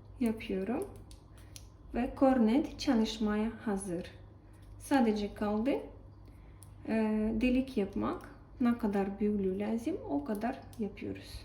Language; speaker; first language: Turkish; non-native, learner; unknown